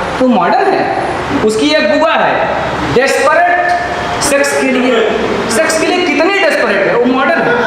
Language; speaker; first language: Hindi; native; Hindi